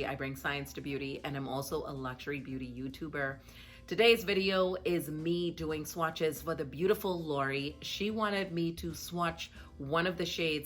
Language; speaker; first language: English; native; English